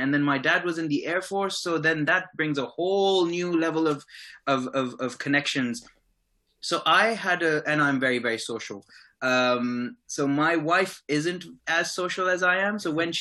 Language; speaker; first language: English; non-native, local second language; Urdu